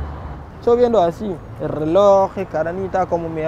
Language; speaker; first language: Spanish; non-native, learner; Wolof